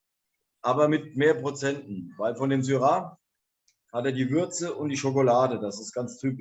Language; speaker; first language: German; native; German